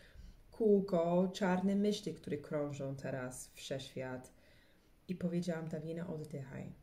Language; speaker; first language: Polish; early bilingual, heritage; English